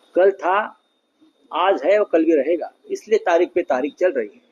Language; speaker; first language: Hindi; non-native, local second language; Marathi